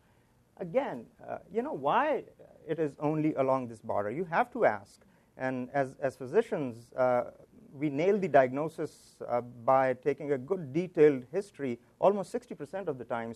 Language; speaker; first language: English; non-native, local second language; Pashto